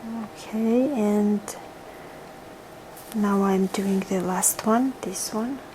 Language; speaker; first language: English; non-native, fluent; Georgian